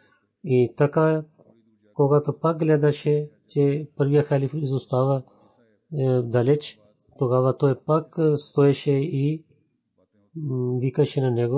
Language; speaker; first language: Bulgarian; non-native, fluent; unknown